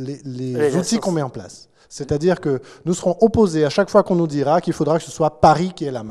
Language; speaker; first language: French; native; French